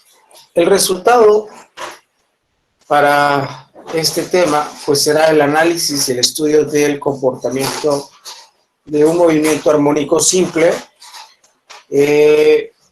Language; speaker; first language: Spanish; native; Spanish